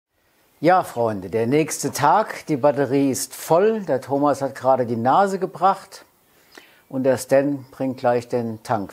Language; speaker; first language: German; native; German